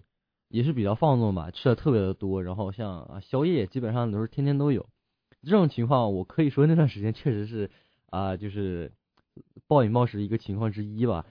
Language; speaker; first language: Chinese; native; Chinese